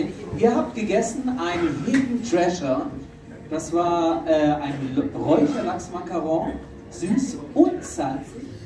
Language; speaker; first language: German; native; German